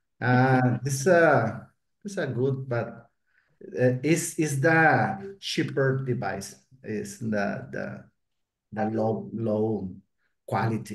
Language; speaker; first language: English; non-native, learner; Spanish